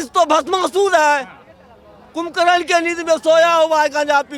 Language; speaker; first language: Hindi; native; Hindi